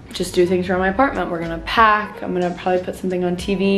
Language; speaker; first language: English; native; English